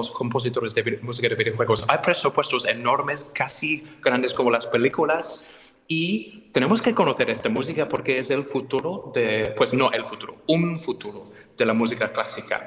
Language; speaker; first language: Spanish; non-native, fluent; English